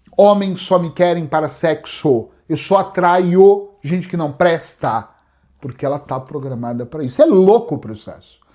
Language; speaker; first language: Portuguese; native; Portuguese